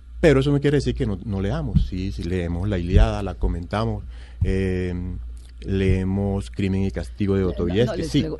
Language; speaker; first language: Spanish; native; Spanish